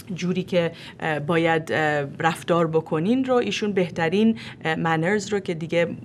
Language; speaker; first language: Persian; native; Persian